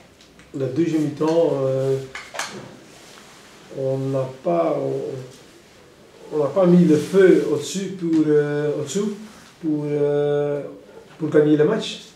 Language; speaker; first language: French; non-native, local second language; Dutch